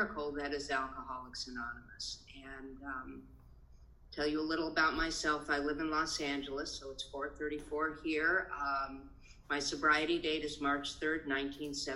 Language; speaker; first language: English; native; English